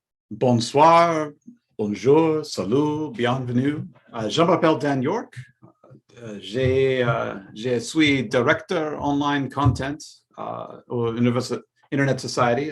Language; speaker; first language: French; non-native, learner; English